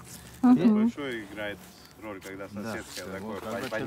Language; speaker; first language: Russian; non-native, learner; Georgian